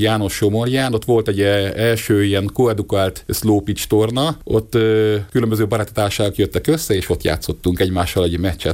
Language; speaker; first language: Hungarian; native; Hungarian